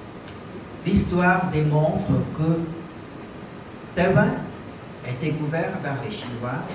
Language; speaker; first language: French; non-native, fluent; Chinese